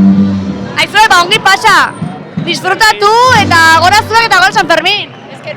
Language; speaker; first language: Basque; native; Basque